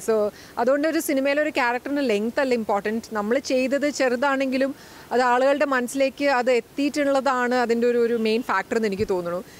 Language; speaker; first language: Malayalam; native; Malayalam